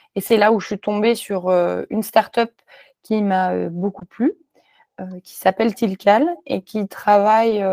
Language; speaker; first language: French; native; French